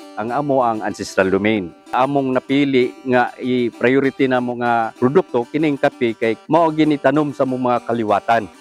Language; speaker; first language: Cebuano; non-native, local second language; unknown